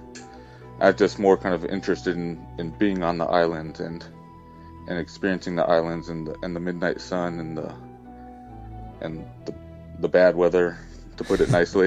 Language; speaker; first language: English; native; English